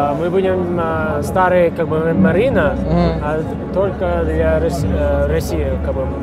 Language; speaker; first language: Russian; early bilingual, heritage; Russian